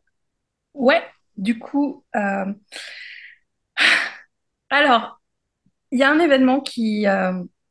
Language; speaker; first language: French; native; French